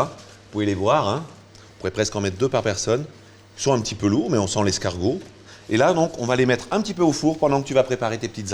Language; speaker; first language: French; native; French